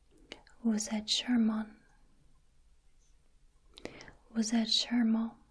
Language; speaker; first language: French; non-native, learner; Russian